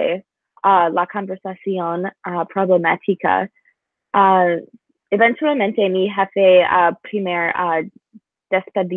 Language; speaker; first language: Spanish; non-native, learner; English